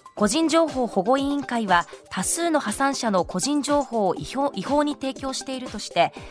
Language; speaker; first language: Japanese; native; Japanese